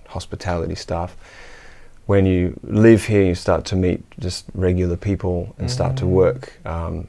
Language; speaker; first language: English; native; English